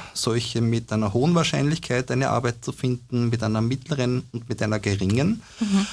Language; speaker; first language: German; native; German